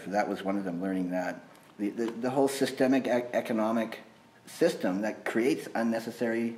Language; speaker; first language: English; native; English